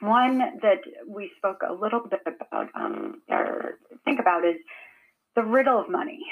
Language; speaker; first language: English; native; English